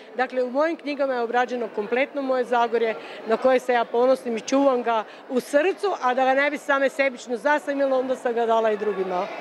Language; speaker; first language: Croatian; native; Croatian